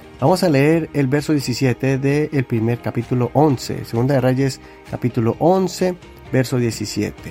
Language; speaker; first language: Spanish; native; Spanish